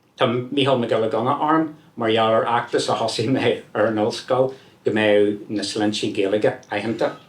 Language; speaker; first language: Irish; non-native, local second language; English